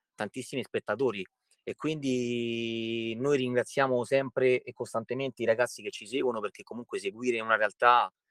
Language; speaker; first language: Italian; native; Italian